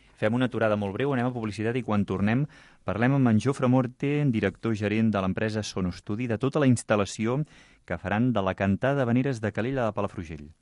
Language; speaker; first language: Catalan; native; Catalan